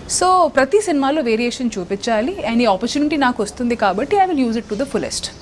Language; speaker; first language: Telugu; non-native, local second language; Hindi